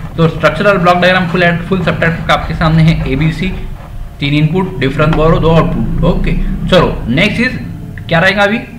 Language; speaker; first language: Hindi; non-native, local second language; Marathi